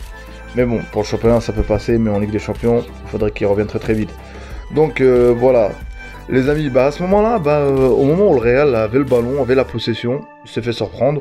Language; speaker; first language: French; native; French